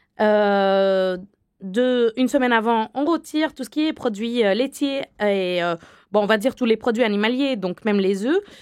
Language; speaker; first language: French; non-native, fluent; Arabic